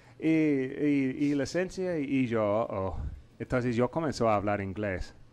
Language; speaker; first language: Spanish; non-native, fluent; English